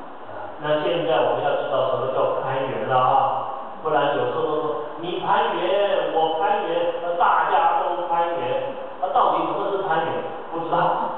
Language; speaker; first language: Chinese; native; Chinese